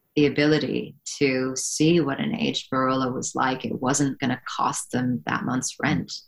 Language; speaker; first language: English; native; English